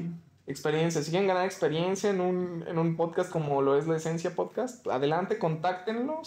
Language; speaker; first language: Spanish; native; Spanish